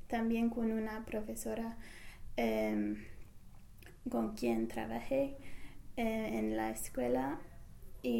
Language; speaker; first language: Spanish; non-native, fluent; English